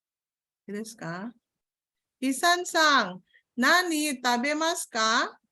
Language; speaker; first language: Japanese; non-native, fluent; Indonesian